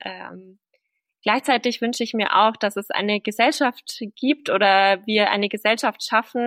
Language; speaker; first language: German; native; German